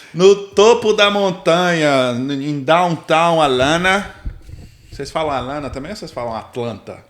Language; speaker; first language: Portuguese; native; Portuguese